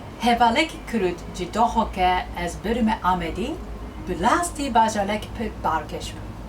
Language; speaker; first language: Kurdish; non-native, learner; Japanese